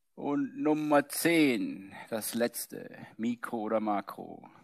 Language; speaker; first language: German; native; German